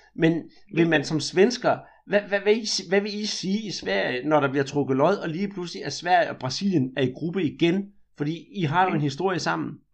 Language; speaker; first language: Danish; native; Danish